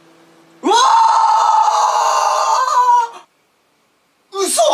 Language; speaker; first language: Japanese; native; Japanese